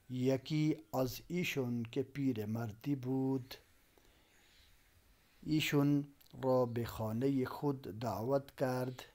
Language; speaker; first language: Persian; non-native, local second language; Urdu